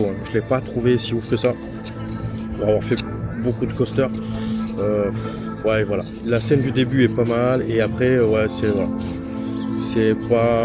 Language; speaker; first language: French; native; French